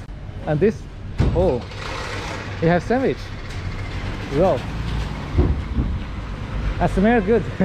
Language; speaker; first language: English; non-native, learner; Chinese